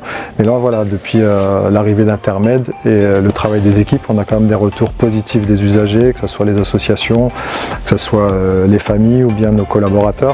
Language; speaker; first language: French; native; French